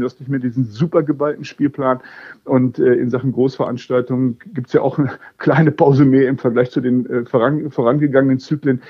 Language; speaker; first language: German; native; German